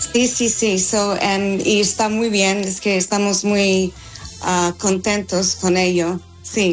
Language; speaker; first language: Spanish; non-native, fluent; English